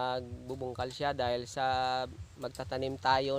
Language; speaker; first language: Filipino; native; Filipino